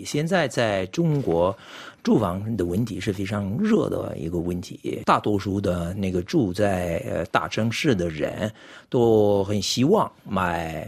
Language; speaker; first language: Chinese; non-native, fluent; French